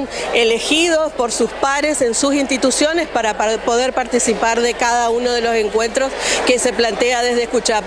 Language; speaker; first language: Spanish; native; Spanish